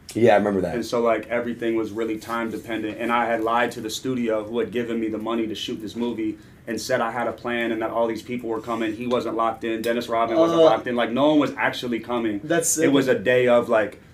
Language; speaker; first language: English; native; English